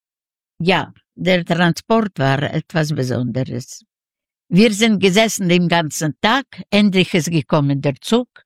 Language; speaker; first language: German; non-native, learner; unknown